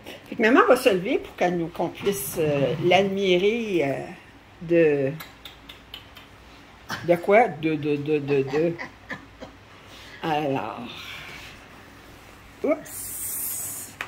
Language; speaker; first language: French; native; French